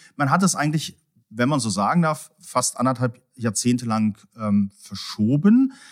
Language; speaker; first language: German; native; German